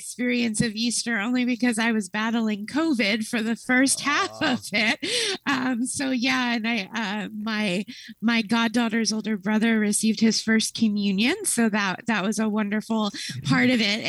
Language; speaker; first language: English; native; English